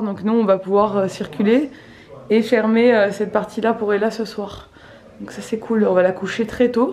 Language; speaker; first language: French; native; French